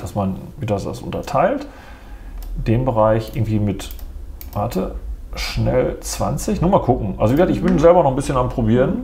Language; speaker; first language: German; native; German